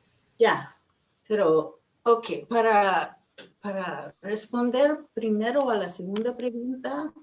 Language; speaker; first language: Spanish; non-native, fluent; English